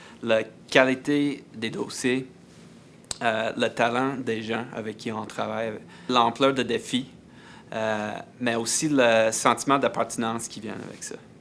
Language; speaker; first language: French; native; French